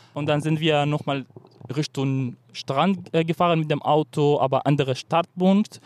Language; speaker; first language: German; non-native, fluent; Arabic